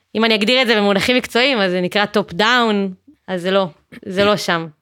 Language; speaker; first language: Hebrew; native; Hebrew